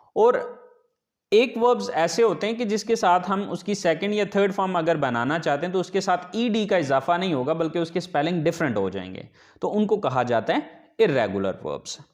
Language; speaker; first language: Urdu; native; Urdu